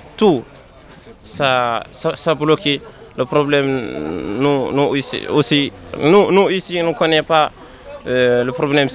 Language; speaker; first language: French; non-native, learner; Arabic